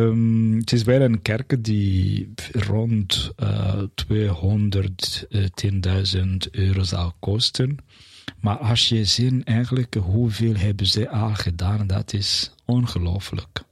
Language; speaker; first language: Dutch; non-native, fluent; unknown